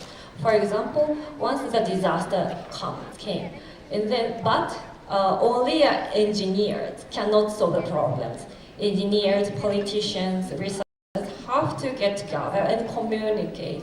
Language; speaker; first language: English; non-native, fluent; Japanese